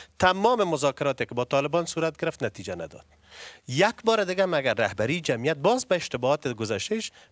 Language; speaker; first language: Persian; native; Persian